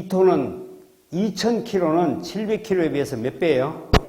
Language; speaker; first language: Korean; native; Korean